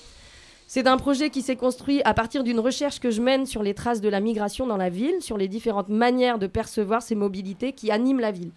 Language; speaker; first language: French; native; French